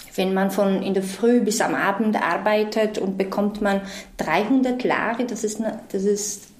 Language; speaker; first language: German; non-native, fluent; Georgian